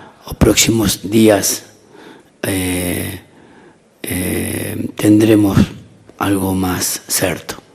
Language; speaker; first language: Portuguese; non-native, learner; Spanish